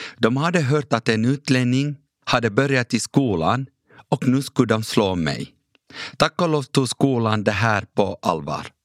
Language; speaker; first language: Swedish; early bilingual, other home language; Kurdish